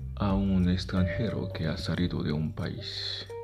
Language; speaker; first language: Spanish; non-native, fluent; Haitian Creole